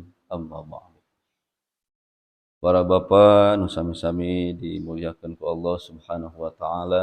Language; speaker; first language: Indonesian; non-native, local second language; Sundanese